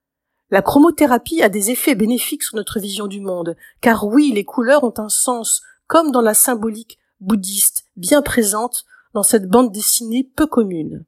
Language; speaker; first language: French; native; French